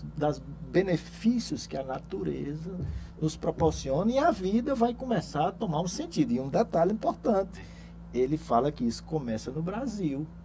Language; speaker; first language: Portuguese; native; Portuguese